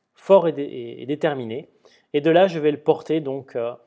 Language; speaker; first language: French; native; French